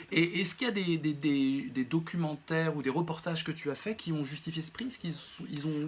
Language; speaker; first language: French; native; French